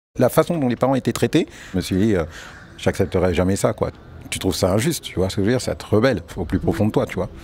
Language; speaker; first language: French; early bilingual, other home language; Wolof